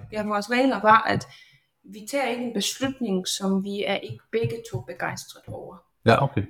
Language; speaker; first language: Danish; non-native, fluent; Polish